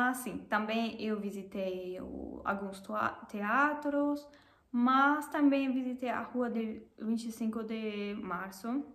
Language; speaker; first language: Portuguese; non-native, learner; German